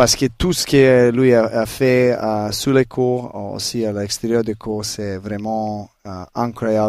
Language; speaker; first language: French; non-native, learner; Serbian